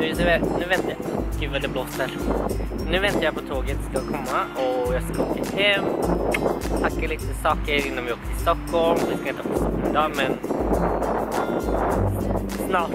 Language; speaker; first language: Swedish; non-native, fluent; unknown